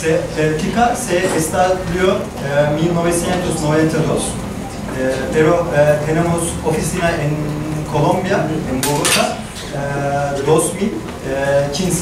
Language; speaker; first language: Spanish; non-native, learner; Turkish